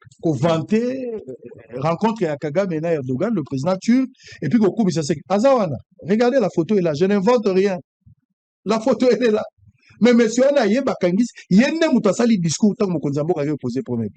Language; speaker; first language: French; non-native, local second language; Lingala